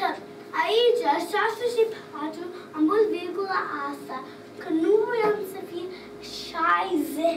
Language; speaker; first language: Romanian; early bilingual, heritage; English